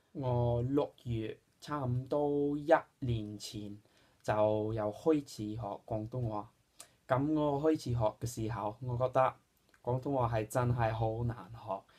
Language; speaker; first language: Cantonese; non-native, fluent; English